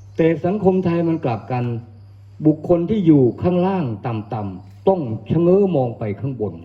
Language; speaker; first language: Thai; non-native, local second language; Northern Khmer